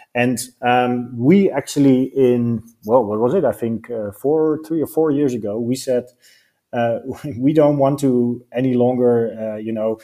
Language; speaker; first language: English; non-native, fluent; Dutch